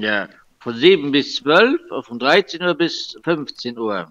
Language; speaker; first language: German; non-native, local second language; Luxembourgish